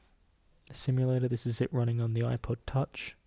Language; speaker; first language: English; native; English